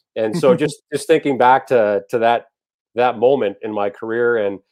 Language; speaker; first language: English; native; English